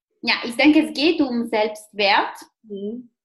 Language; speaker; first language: German; non-native, fluent; Italian